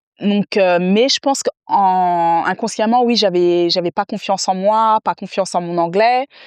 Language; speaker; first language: French; early bilingual, other home language; Wolof